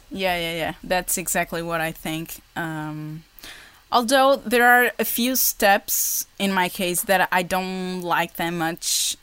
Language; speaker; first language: English; non-native, fluent; Portuguese